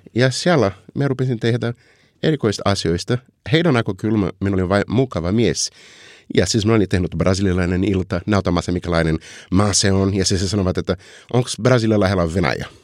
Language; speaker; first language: Finnish; non-native, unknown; Portuguese